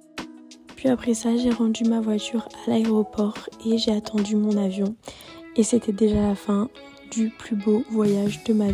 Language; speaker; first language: French; native; French